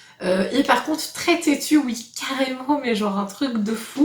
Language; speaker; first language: French; native; French